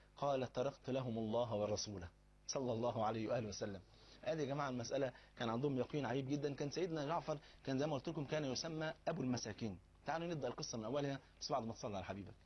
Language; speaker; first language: Egyptian Arabic; native; Egyptian Arabic